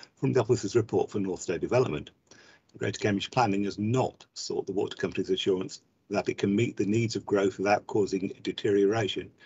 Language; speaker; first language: English; native; English